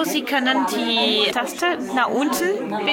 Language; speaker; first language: German; non-native, learner; French